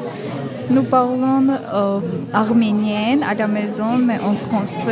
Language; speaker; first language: French; non-native, learner; Armenian